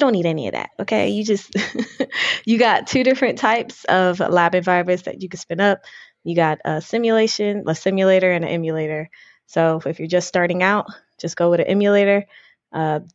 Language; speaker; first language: English; native; English